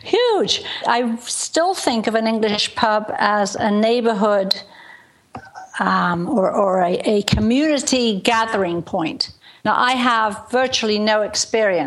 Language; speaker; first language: English; native; English